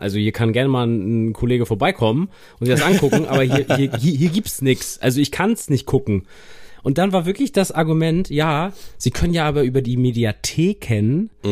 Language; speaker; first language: German; native; German